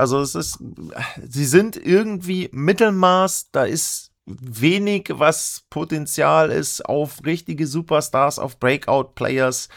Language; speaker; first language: German; native; German